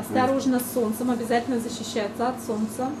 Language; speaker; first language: Russian; native; Russian